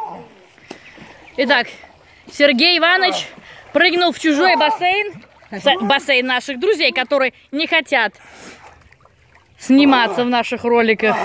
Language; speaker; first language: Russian; native; Russian